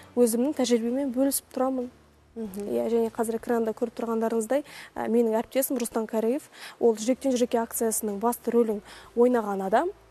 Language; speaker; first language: Kazakh; non-native, local second language; Russian